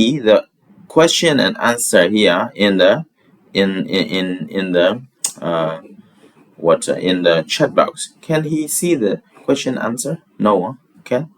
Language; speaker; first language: English; non-native, fluent; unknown